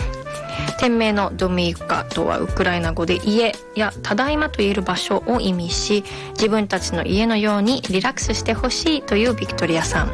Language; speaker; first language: Japanese; native; Japanese